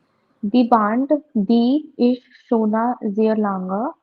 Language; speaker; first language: German; non-native, learner; Hindi